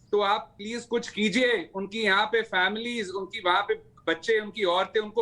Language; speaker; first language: Hindi; non-native, local second language; Punjabi